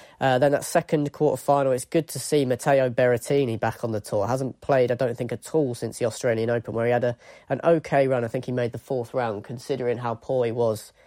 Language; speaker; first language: English; native; English